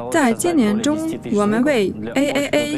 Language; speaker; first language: Chinese; non-native, learner; Russian